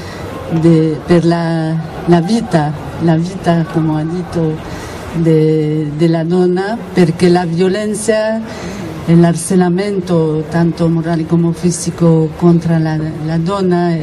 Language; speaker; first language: Italian; non-native, learner; Spanish